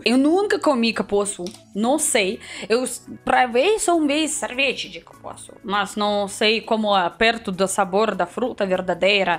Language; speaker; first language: Portuguese; non-native, learner; Russian